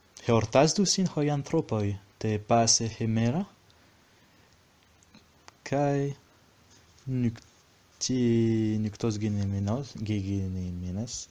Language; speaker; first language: Greek; non-native, fluent; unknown